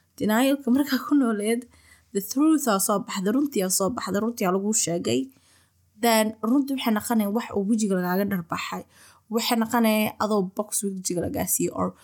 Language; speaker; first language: Somali; early bilingual, heritage; Somali